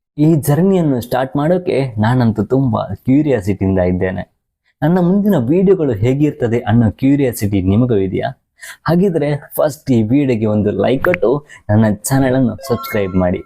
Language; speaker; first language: Kannada; native; Kannada